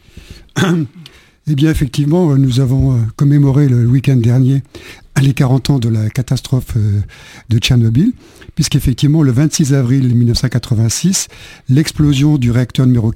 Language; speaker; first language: French; native; French